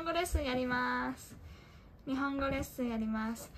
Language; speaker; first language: Japanese; early bilingual, heritage; Japanese